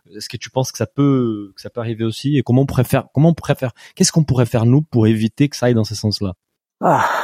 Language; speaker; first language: French; non-native, fluent; Portuguese